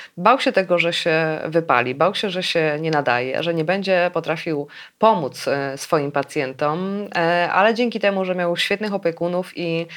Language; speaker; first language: Polish; native; Polish